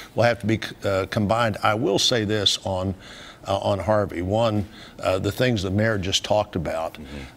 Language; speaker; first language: English; native; English